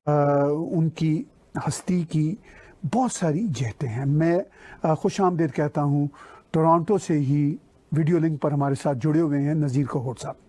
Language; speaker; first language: Urdu; non-native, local second language; Punjabi